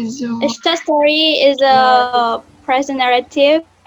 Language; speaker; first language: English; non-native, learner; Indonesian